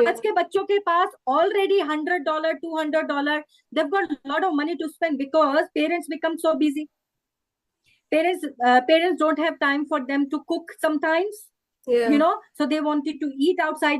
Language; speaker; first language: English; non-native, local second language; Hindi